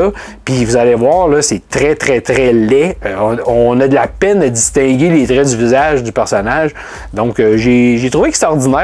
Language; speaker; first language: French; native; French